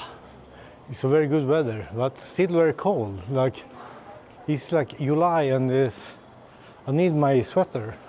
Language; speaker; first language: English; non-native, fluent; Swedish